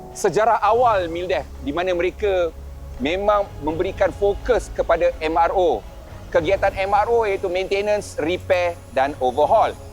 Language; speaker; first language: Malay; native; Malay